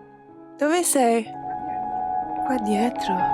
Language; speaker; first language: Italian; non-native, fluent; English